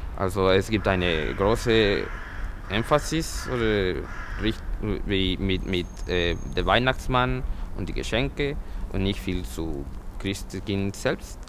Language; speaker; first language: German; non-native, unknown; Spanish